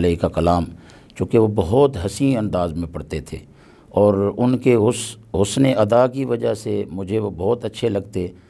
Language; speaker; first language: Urdu; non-native, local second language; Punjabi